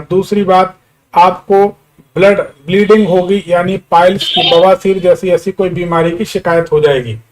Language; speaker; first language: Hindi; native; Hindi